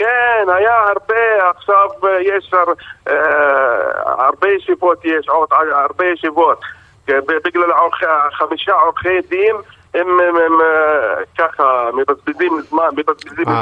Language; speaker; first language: Hebrew; non-native, local second language; Arabic